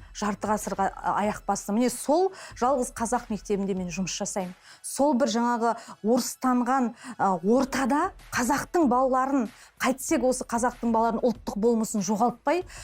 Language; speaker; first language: Kazakh; native; Kazakh